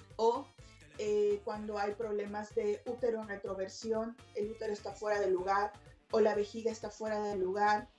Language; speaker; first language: Spanish; native; Spanish